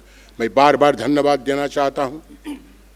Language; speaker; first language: Hindi; non-native, local second language; Bangla